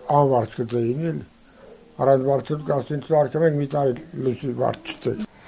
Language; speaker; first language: Armenian; native; Armenian